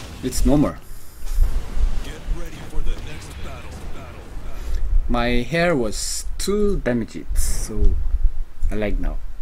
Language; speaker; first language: English; non-native, learner; Korean